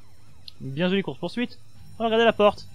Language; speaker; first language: French; native; French